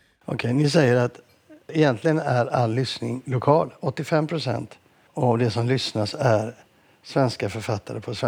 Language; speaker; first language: Swedish; native; Swedish